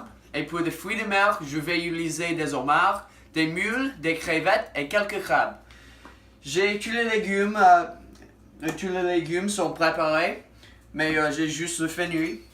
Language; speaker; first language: French; non-native, learner; English